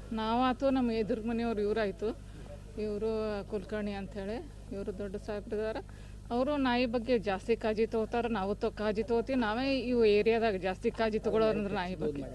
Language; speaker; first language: Kannada; native; Kannada